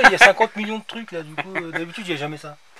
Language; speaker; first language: French; native; French